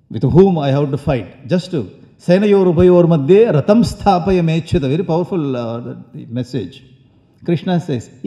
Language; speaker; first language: English; non-native, local second language; Tamil